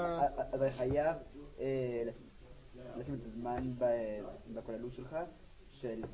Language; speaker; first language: Hebrew; non-native, learner; Spanish